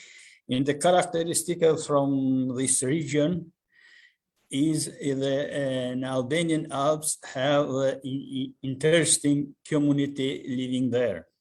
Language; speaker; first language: English; non-native, learner; Albanian